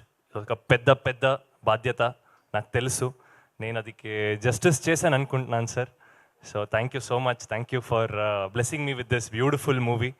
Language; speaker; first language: Telugu; non-native, learner; Kannada